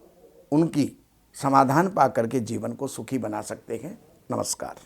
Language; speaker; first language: Hindi; native; Hindi